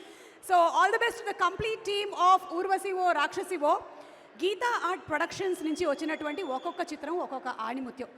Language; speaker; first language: Telugu; native; Telugu